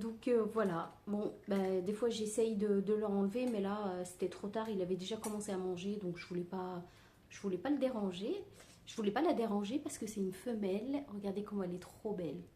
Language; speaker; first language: French; native; French